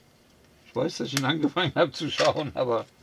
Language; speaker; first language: German; native; German